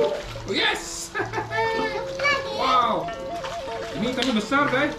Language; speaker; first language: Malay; non-native, local second language; Sundanese